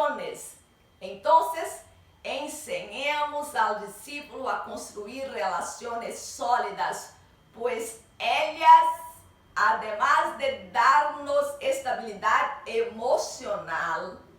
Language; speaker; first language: Spanish; non-native, learner; Portuguese